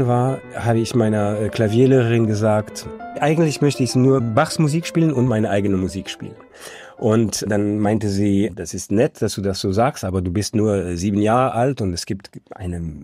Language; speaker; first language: German; non-native, local second language; Luxembourgish